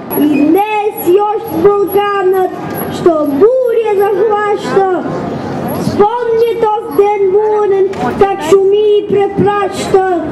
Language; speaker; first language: Bulgarian; early bilingual, heritage; Bulgarian